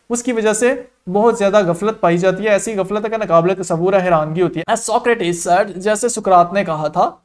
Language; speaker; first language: Urdu; non-native, local second language; Punjabi